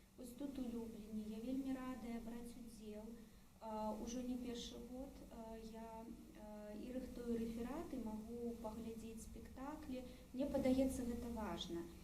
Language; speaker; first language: Belarusian; native; Belarusian